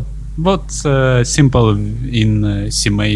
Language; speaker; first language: English; non-native, learner; Russian